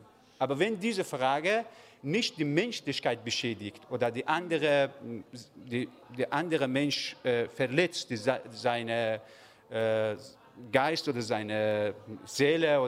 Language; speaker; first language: German; non-native, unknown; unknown